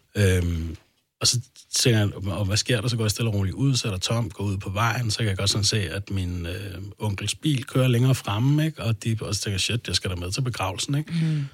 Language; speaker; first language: Danish; early bilingual, other home language; Arabic